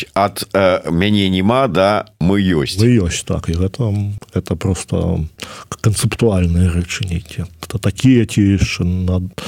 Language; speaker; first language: Belarusian; native; Belarusian